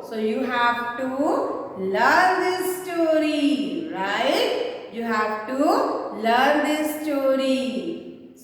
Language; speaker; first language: English; non-native, local second language; Hindi